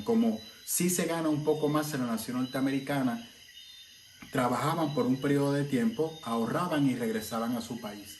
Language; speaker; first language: Spanish; native; Spanish